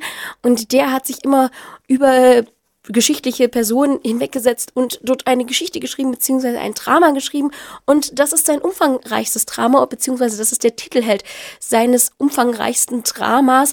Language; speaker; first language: German; native; German